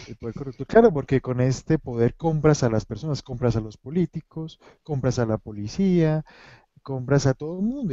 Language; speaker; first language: Spanish; native; Spanish